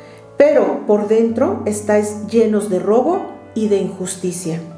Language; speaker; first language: Spanish; native; Spanish